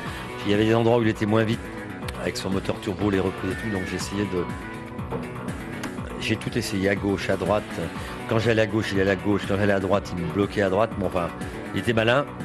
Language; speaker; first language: French; native; French